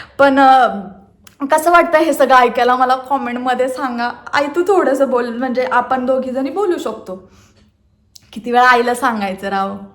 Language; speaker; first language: Marathi; non-native, local second language; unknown